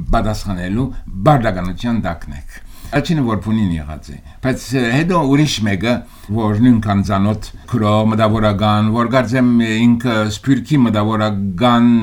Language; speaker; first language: Armenian; early bilingual, heritage; Armenian